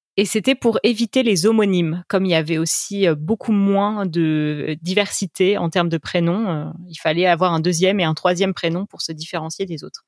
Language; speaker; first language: French; native; French